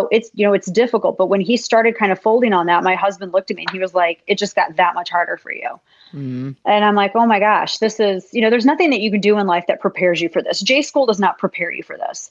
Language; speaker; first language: English; native; English